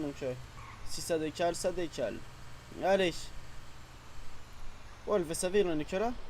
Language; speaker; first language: French; native; French